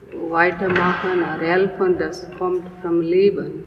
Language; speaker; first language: German; non-native, learner; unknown